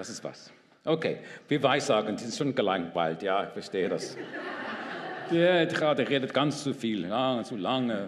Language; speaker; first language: German; non-native, learner; English